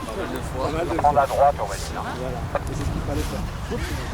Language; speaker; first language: French; native; French